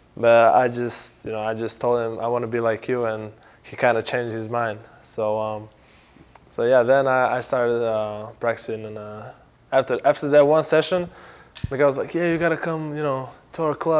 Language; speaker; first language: English; non-native, fluent; Slovenian